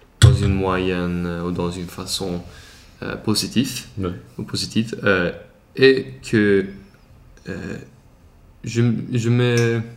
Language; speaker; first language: French; non-native, learner; Swedish